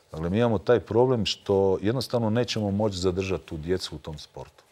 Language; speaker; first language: Croatian; native; Croatian